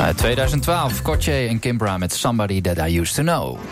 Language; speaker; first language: Dutch; native; Dutch